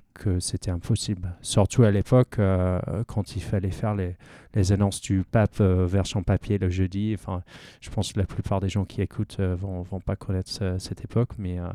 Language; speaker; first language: French; non-native, fluent; English